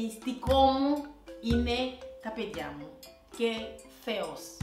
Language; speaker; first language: Greek; non-native, learner; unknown